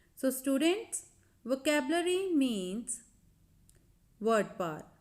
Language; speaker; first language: English; non-native, local second language; Punjabi